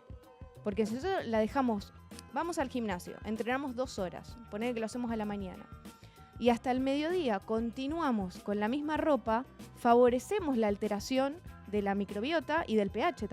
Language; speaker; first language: Spanish; native; Spanish